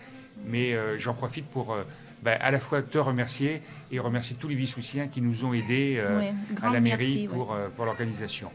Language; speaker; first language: French; native; French